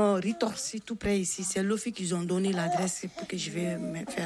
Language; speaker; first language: French; non-native, learner; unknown